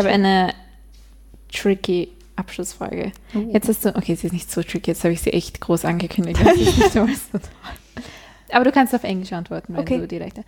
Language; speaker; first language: German; native; German